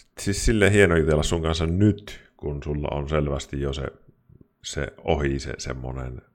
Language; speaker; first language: Finnish; native; Finnish